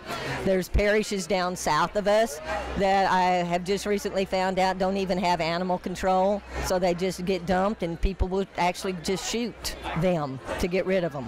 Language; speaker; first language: English; native; English